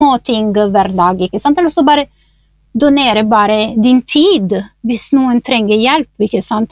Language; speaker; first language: Norwegian; non-native, fluent; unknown